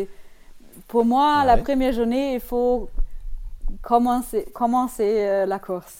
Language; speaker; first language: French; non-native, learner; German